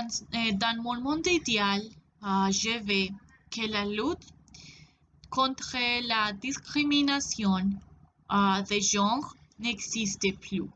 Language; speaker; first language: French; non-native, learner; Spanish